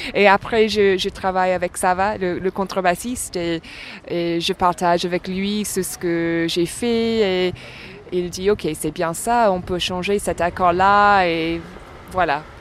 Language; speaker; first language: French; non-native, fluent; English